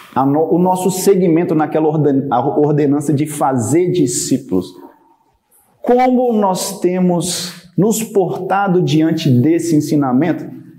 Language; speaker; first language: Portuguese; native; Portuguese